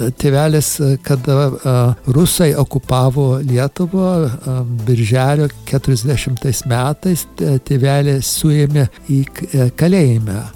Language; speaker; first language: Lithuanian; early bilingual, heritage; Lithuanian